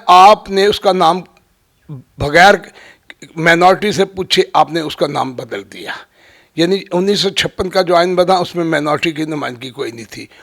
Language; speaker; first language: Urdu; non-native, local second language; Punjabi